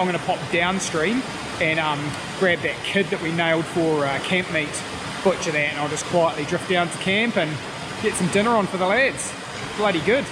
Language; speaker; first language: English; native; English